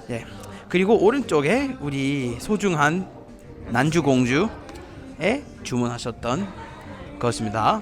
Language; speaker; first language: Korean; non-native, fluent; English